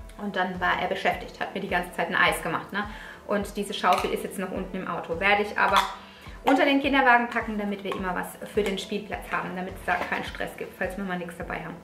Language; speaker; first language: German; early bilingual, other home language; Italian